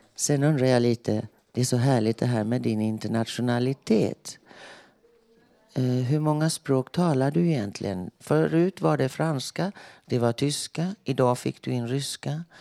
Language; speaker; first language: Swedish; native; Swedish